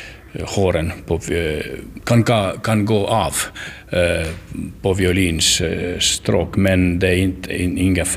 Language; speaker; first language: Swedish; non-native, learner; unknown